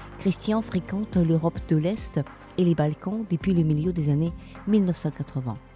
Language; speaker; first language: French; non-native, fluent; Ukrainian